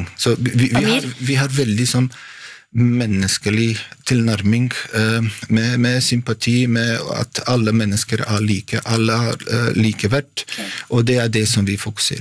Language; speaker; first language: Norwegian; non-native, fluent; Bosnian